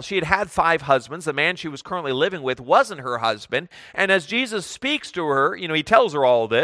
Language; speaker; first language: English; native; English